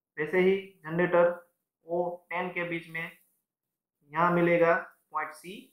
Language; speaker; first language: Hindi; non-native, local second language; Gujarati